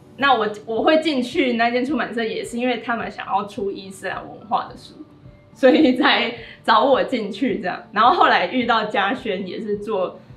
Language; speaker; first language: Chinese; native; Chinese